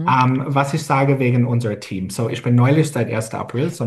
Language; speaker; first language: German; non-native, fluent; English